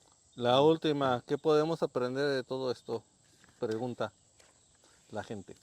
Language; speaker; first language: Spanish; native; Spanish